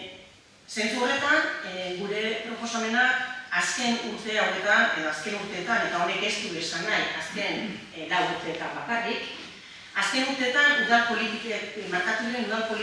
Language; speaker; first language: Basque; native; Basque